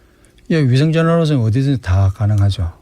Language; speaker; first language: Korean; native; Korean